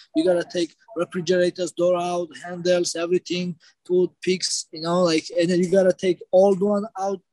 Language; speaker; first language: English; non-native, learner; Georgian